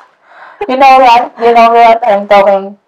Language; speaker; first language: English; non-native, learner; Indonesian